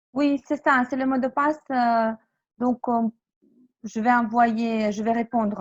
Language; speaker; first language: French; non-native, fluent; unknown